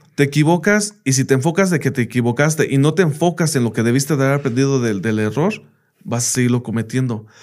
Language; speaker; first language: Spanish; early bilingual, heritage; Spanish